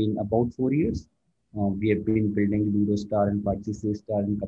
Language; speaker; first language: English; non-native, local second language; Hindi